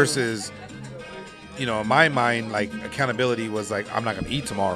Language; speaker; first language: English; native; English